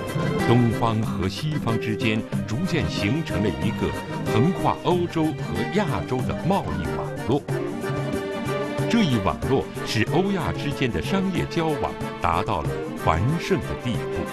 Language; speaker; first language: Chinese; native; Chinese